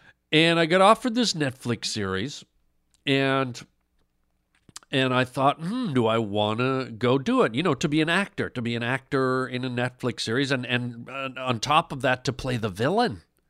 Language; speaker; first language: English; native; English